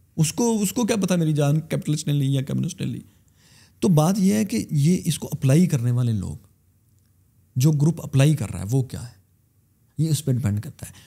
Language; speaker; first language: Urdu; native; Urdu